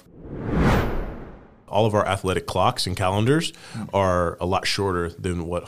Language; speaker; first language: English; native; English